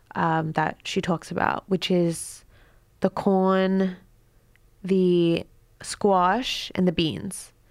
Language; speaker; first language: English; native; English